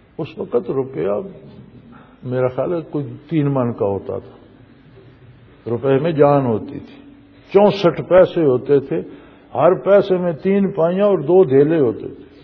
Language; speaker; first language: Urdu; non-native, local second language; Punjabi